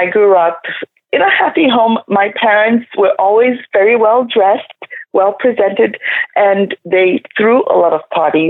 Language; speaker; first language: English; non-native, local second language; Igbo